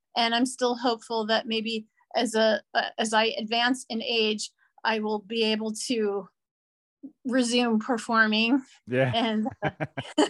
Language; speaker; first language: English; native; English